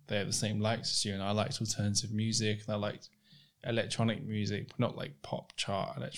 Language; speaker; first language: English; native; English